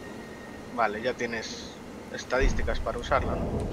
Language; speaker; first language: Spanish; native; Spanish